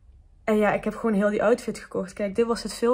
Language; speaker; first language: Dutch; native; Dutch